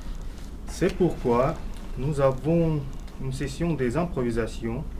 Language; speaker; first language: French; non-native, fluent; Russian